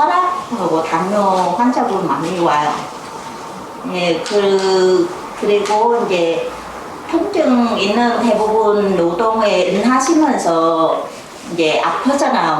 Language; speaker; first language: Korean; non-native, learner; Vietnamese